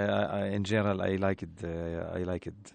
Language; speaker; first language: English; non-native, learner; Arabic